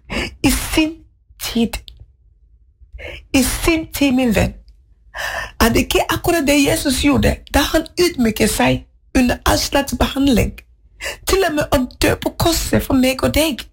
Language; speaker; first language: Norwegian; non-native, fluent; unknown